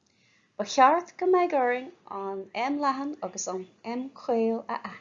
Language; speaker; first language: Irish; non-native, local second language; English